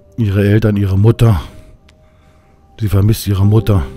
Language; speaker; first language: German; native; German